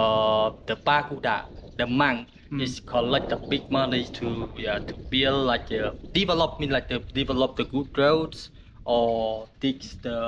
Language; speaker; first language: English; non-native, learner; Khmer